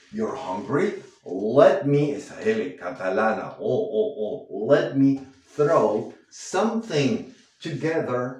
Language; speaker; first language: English; non-native, fluent; Spanish